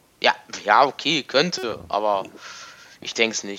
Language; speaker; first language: German; native; German